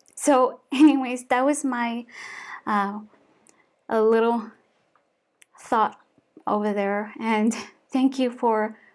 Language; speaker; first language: English; non-native, fluent; Mongolian